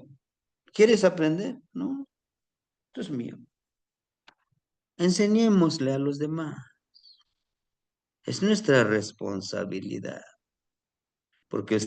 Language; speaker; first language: Spanish; native; Spanish